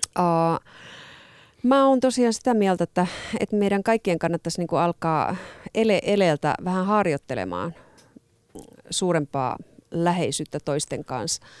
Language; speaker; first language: Finnish; native; Finnish